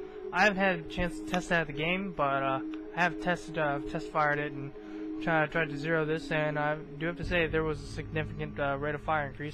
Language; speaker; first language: English; native; English